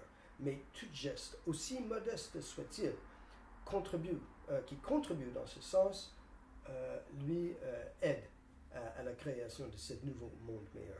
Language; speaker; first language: French; non-native, fluent; English